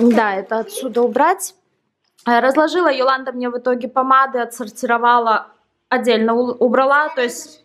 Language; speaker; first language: Russian; native; Russian